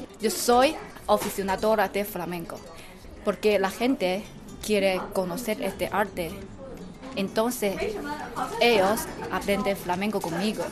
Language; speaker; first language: Spanish; non-native, learner; Chinese